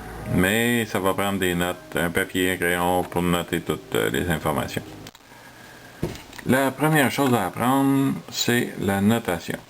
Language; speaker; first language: French; native; French